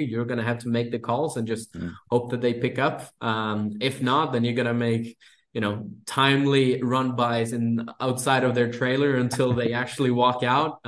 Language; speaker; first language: English; non-native, fluent; Swedish